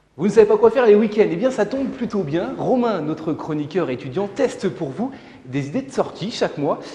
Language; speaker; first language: French; native; French